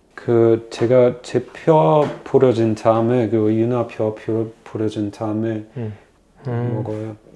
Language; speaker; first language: Korean; non-native, fluent; German